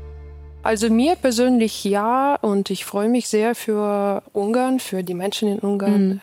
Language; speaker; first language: German; non-native, fluent; Ukrainian